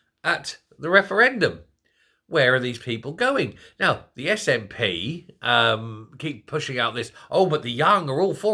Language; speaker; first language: English; native; English